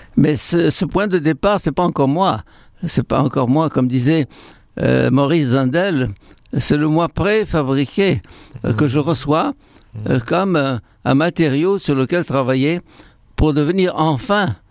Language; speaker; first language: French; non-native, fluent; Arabic